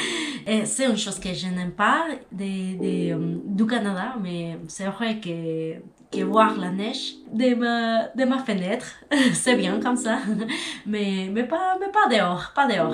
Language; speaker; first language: French; non-native, learner; Spanish